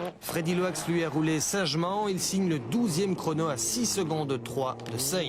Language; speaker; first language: French; native; French